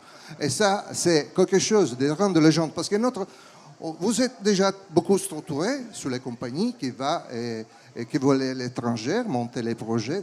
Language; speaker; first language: French; non-native, fluent; Italian